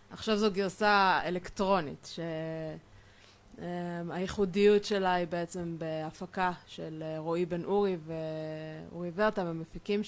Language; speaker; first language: Hebrew; native; Hebrew